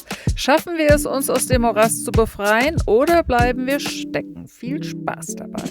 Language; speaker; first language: German; native; German